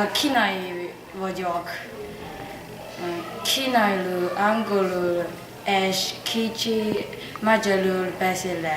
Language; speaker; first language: Hungarian; non-native, learner; Chinese